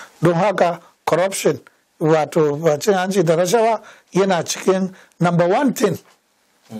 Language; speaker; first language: Hausa; non-native, local second language; Fula